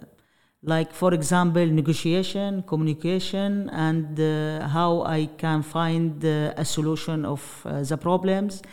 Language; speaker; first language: English; non-native, learner; Arabic